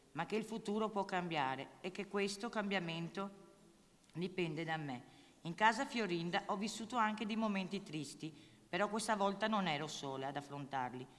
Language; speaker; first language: Italian; native; Italian